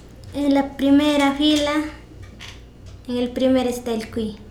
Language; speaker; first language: Spanish; non-native, local second language; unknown